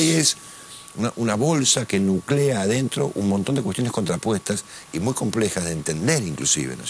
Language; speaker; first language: Spanish; native; Spanish